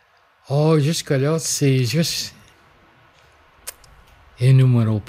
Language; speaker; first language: French; non-native, local second language; English